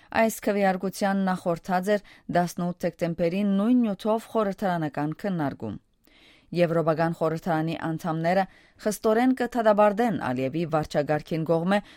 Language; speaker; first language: Armenian; early bilingual, heritage; Armenian